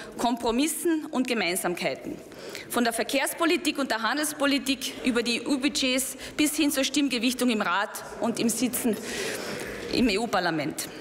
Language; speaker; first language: German; non-native, local second language; Slovenian